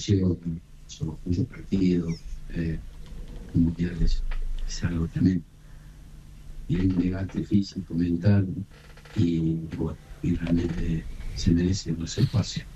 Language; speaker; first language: Spanish; native; Spanish